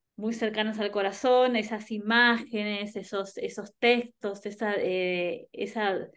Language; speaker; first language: Spanish; native; Spanish